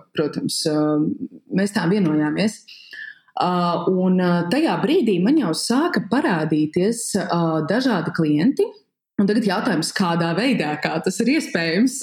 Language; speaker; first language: Latvian; native; Latvian